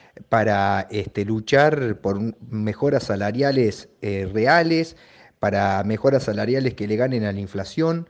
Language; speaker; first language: Spanish; native; Spanish